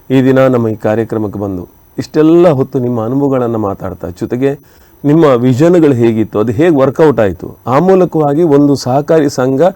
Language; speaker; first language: Kannada; native; Kannada